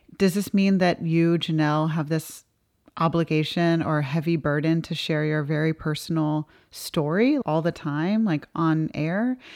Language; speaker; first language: English; native; English